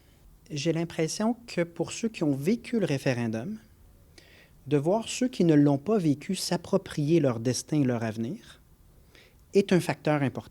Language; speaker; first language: French; native; French